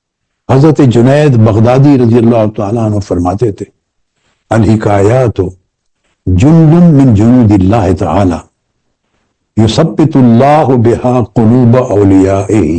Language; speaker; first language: Urdu; native; Urdu